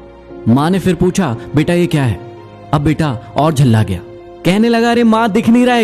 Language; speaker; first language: Hindi; native; Hindi